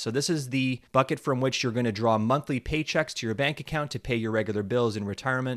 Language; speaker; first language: English; native; English